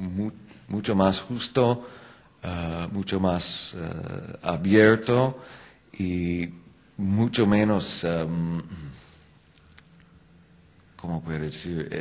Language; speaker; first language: Spanish; non-native, fluent; English